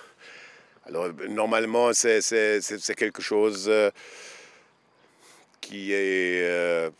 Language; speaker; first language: French; non-native, fluent; German